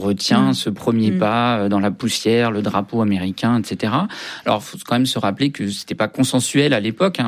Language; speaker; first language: French; native; French